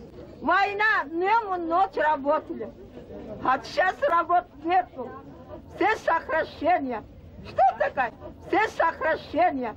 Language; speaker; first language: Russian; non-native, local second language; Kyrgyz